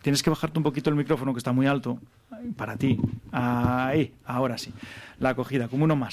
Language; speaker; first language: Spanish; native; Spanish